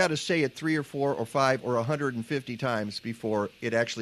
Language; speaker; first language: English; native; English